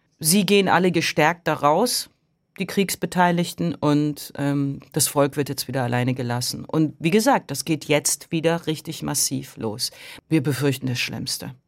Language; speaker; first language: German; early bilingual, heritage; Persian